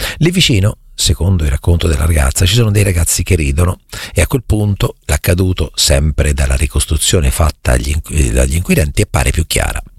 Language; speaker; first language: Italian; native; Italian